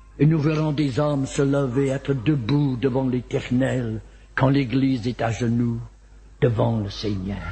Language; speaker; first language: French; non-native, fluent; Welsh